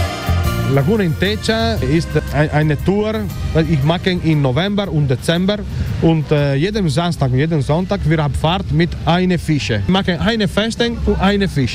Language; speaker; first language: German; non-native, learner; Italian